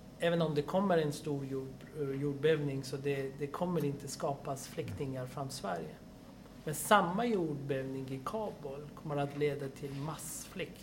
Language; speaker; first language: Swedish; non-native, fluent; Persian